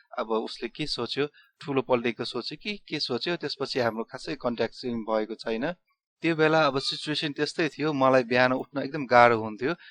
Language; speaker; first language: Nepali; non-native, local second language; Newari